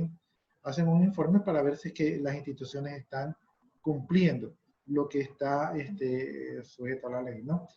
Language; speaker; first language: Spanish; native; Spanish